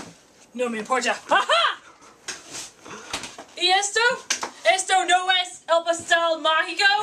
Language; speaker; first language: Spanish; non-native, learner; English